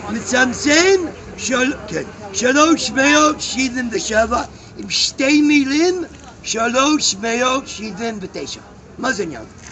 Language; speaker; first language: Hebrew; non-native, learner; English